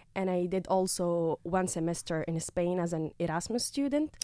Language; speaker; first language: English; non-native, fluent; Arabic